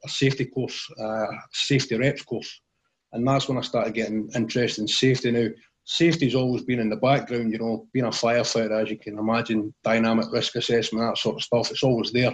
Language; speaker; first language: English; native; English